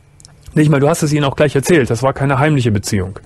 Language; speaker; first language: German; native; German